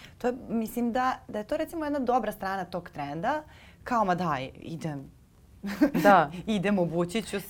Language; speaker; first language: Serbian; native; Serbian